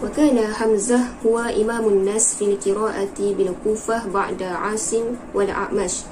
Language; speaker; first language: Arabic; non-native, learner; Malay